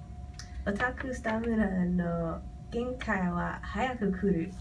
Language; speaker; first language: Japanese; non-native, learner; English